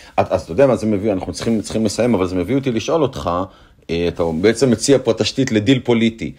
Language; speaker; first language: Hebrew; native; Hebrew